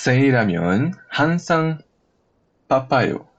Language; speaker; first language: Korean; non-native, fluent; Portuguese